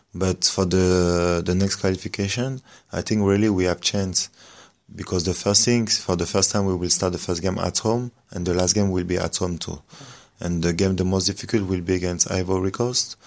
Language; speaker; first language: English; non-native, learner; French